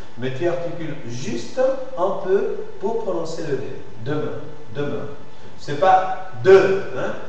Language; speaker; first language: French; non-native, fluent; Spanish